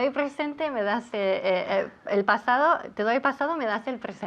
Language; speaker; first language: Spanish; non-native, fluent; English